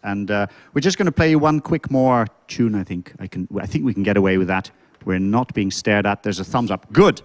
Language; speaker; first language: English; non-native, fluent; Dutch